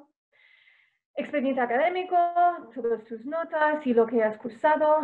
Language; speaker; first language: Spanish; non-native, fluent; English